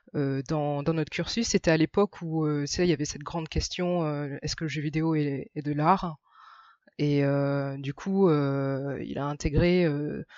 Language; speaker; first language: French; native; French